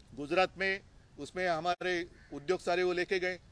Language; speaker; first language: Hindi; non-native, local second language; Marathi